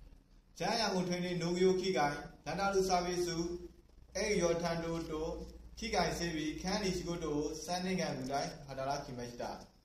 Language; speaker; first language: Japanese; non-native, learner; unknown